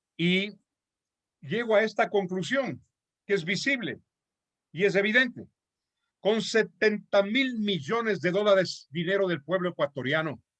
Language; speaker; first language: Spanish; native; Spanish